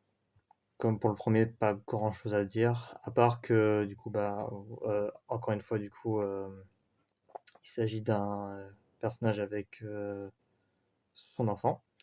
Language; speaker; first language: French; native; French